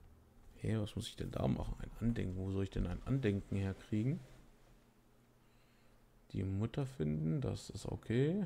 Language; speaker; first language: German; native; German